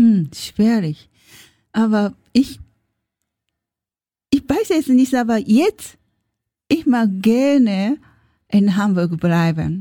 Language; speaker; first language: German; non-native, learner; Japanese